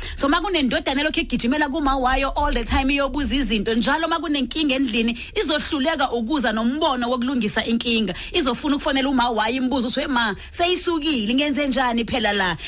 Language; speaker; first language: Zulu; non-native, local second language; Swati